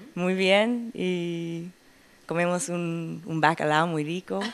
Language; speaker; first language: Spanish; non-native, learner; English